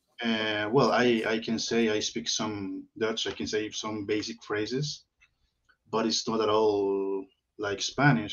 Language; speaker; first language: English; non-native, learner; Spanish